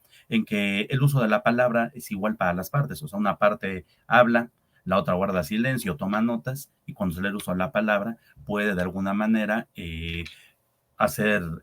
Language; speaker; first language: Spanish; native; Spanish